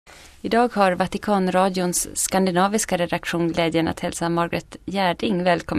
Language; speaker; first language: Swedish; native; Swedish